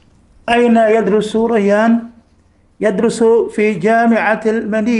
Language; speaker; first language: Arabic; non-native, learner; Indonesian